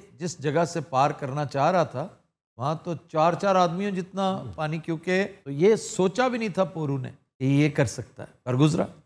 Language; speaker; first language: Urdu; non-native, local second language; Punjabi